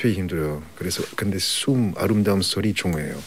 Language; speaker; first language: Korean; non-native, learner; French